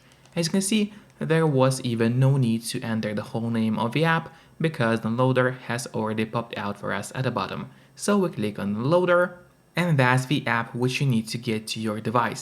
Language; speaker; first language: English; non-native, fluent; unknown